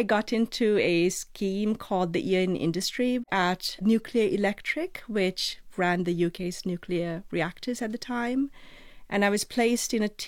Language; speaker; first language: English; non-native, local second language; Sinhala